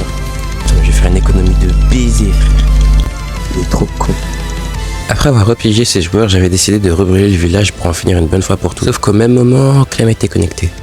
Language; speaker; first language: French; native; French